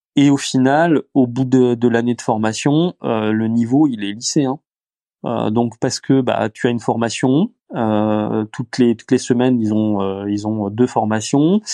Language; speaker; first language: French; early bilingual, other home language; Romanian